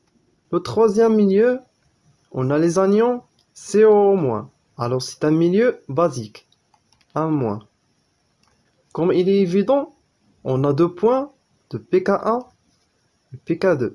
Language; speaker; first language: French; non-native, local second language; Arabic